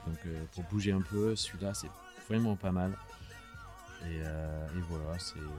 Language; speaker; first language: French; non-native, fluent; English